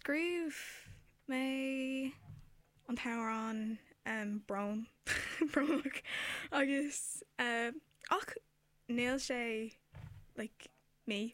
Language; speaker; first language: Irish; non-native, local second language; English